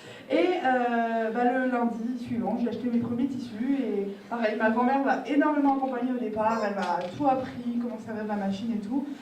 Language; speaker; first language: French; native; French